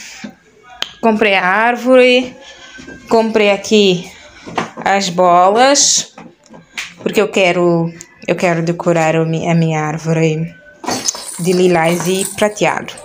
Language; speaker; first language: Portuguese; non-native, local second language; Kabuverdianu